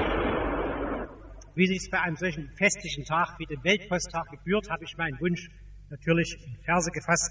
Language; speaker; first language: German; native; German